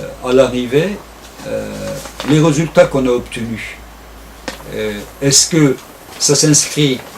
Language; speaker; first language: French; non-native, fluent; Turkish